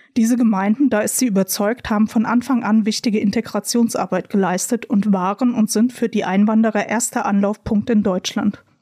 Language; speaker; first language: German; early bilingual, other home language; Croatian